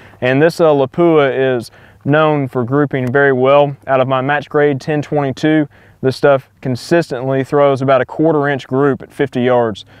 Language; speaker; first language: English; native; English